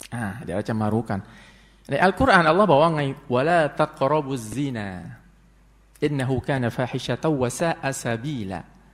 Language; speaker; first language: Thai; non-native, local second language; Pattani Malay